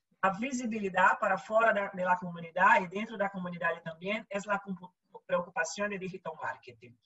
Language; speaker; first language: Portuguese; non-native, learner; Spanish